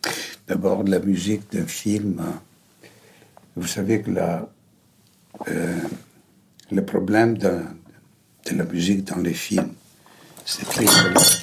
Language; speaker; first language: French; non-native, fluent; Greek